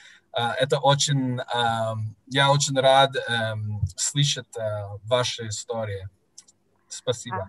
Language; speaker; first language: Russian; non-native, fluent; English